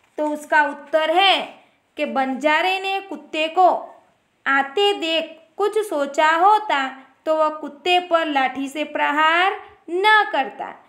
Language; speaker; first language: Hindi; non-native, local second language; Gujarati